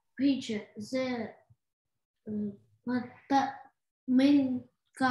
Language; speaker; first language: English; non-native, learner; Russian